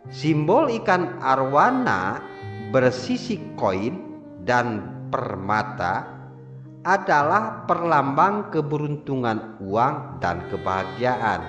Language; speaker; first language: Indonesian; native; Indonesian